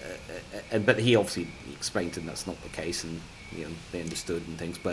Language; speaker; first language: English; non-native, local second language; Punjabi